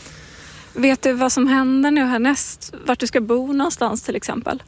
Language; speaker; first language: Swedish; native; Swedish